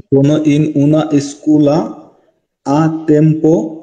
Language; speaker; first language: Italian; non-native, learner; Bangla